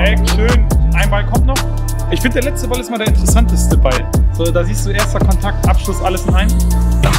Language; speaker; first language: German; native; German